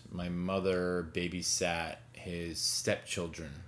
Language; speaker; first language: English; native; English